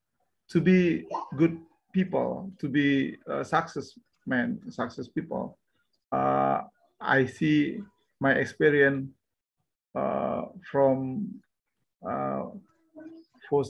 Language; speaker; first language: English; non-native, learner; Indonesian